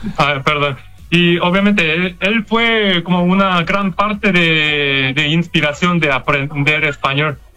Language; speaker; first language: Spanish; non-native, learner; Korean